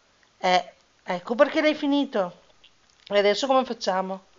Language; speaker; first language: Italian; native; Italian